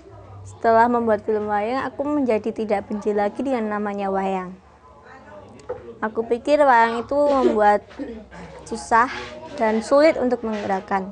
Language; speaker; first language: Indonesian; non-native, local second language; Javanese